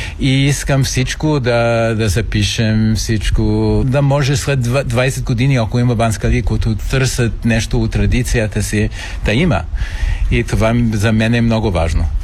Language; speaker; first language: Bulgarian; non-native, fluent; English